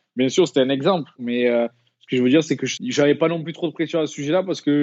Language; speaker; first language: French; native; French